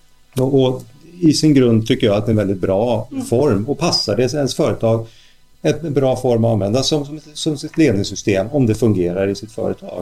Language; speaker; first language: Swedish; native; Swedish